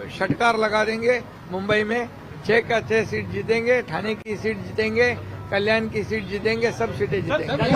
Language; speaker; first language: Hindi; non-native, local second language; Marathi